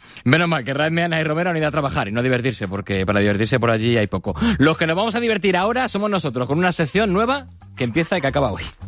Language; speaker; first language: Spanish; native; Spanish